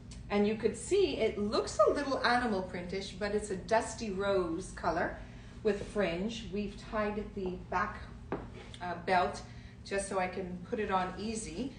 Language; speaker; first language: English; native; English